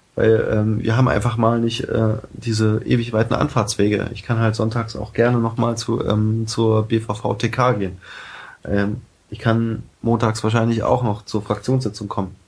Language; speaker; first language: German; native; German